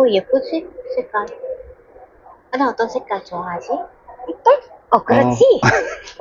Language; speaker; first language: Korean; non-native, learner; Vietnamese